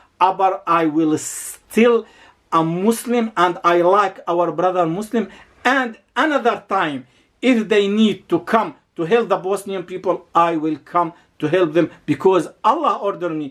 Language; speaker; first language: English; non-native, learner; Arabic